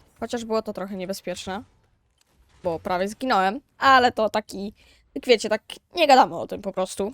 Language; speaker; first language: Polish; native; Polish